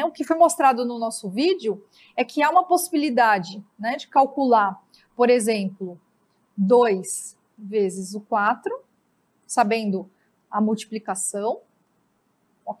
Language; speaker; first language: Portuguese; native; Portuguese